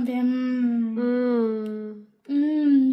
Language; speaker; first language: French; native; French